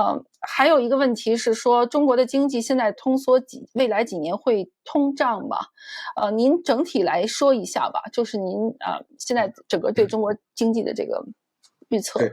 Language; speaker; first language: Chinese; native; Chinese